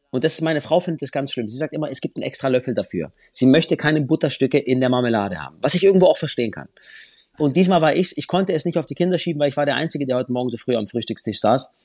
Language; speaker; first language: German; native; German